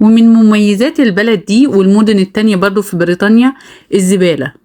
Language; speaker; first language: Arabic; native; Arabic